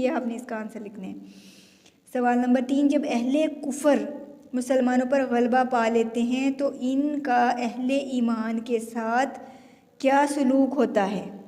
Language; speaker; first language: Urdu; native; Urdu